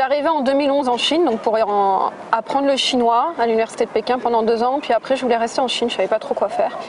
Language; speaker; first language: French; native; French